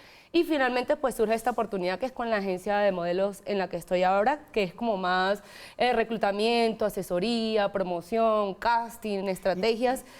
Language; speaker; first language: Spanish; native; Spanish